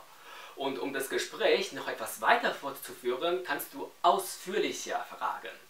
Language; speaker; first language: German; non-native, fluent; Chinese